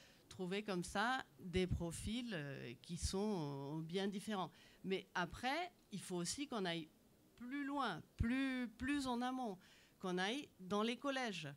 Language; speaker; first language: French; native; French